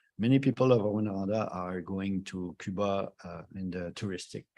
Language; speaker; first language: English; non-native, fluent; French